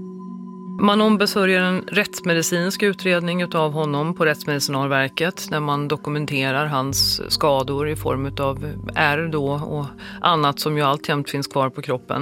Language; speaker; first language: Swedish; native; Swedish